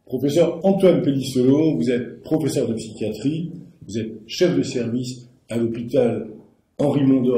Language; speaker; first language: French; native; French